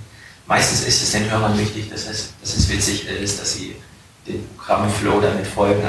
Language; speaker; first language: German; native; German